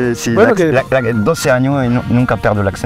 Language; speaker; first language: Spanish; non-native, learner; French